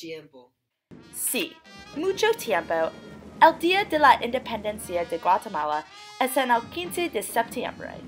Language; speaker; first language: Spanish; non-native, learner; English